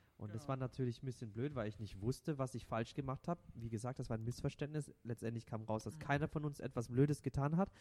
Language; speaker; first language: German; non-native, local second language; Vietnamese